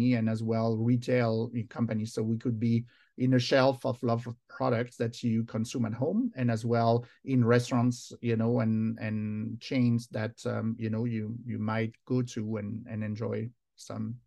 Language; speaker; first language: English; non-native, fluent; French